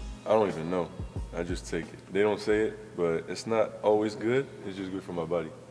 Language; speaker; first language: English; non-native, fluent; French